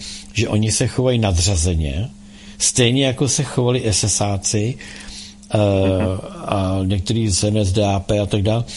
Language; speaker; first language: Czech; native; Czech